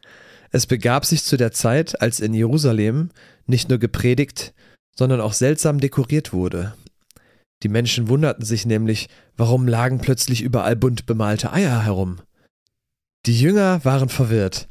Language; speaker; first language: German; native; German